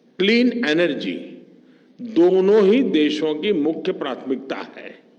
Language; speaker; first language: Hindi; non-native, local second language; Gujarati